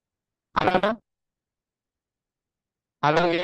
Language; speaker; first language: Indonesian; native; Indonesian